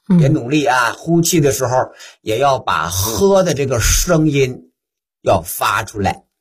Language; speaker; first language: Chinese; native; Chinese